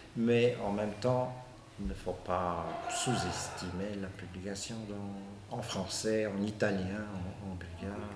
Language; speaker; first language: French; non-native, fluent; Bulgarian